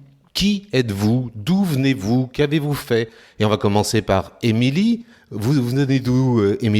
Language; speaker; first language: French; native; French